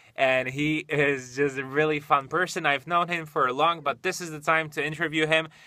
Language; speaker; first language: English; non-native, fluent; Polish